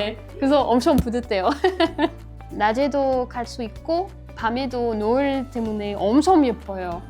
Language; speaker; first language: Korean; non-native, learner; French